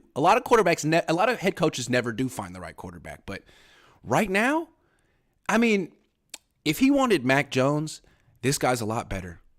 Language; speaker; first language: English; native; English